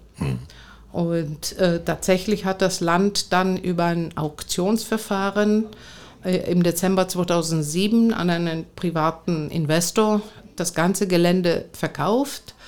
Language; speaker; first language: German; non-native, fluent; Greek